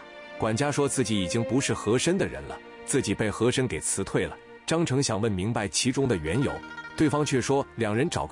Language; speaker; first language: Chinese; native; Chinese